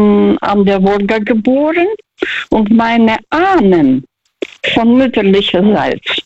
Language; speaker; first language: German; non-native, fluent; Russian